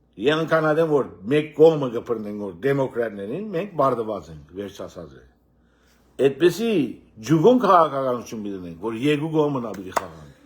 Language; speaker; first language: Armenian; early bilingual, heritage; Armenian